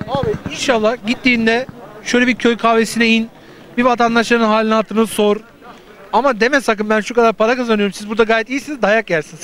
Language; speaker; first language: Turkish; native; Turkish